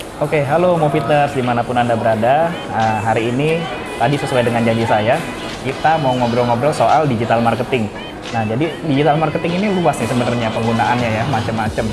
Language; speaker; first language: Indonesian; native; Indonesian